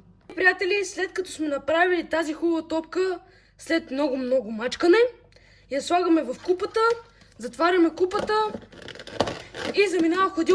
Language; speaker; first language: Bulgarian; native; Bulgarian